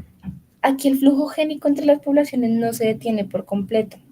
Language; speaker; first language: Spanish; native; Spanish